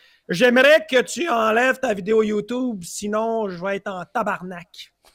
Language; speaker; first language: French; native; French